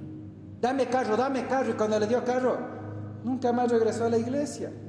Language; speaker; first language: Spanish; native; Spanish